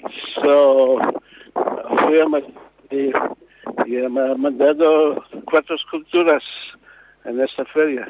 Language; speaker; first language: Spanish; non-native, learner; Hebrew